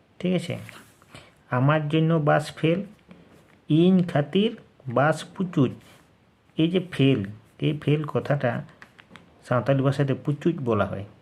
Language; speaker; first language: Bangla; non-native, local second language; Santali